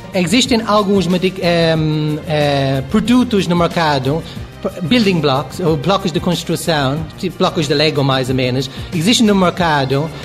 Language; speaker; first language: Portuguese; non-native, fluent; English